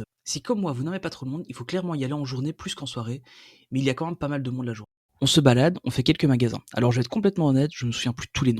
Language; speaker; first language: French; native; French